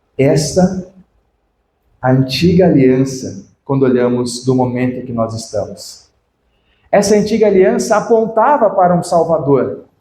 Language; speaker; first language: Portuguese; native; Portuguese